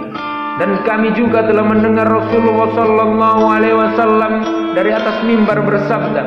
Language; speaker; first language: Indonesian; native; Indonesian